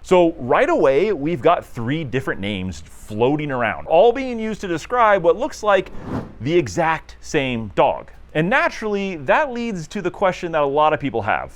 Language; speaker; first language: English; native; English